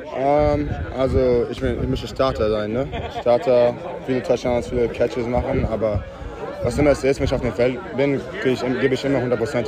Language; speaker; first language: German; early bilingual, heritage; English